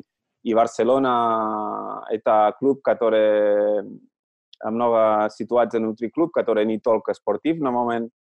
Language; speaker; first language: Russian; non-native, learner; Catalan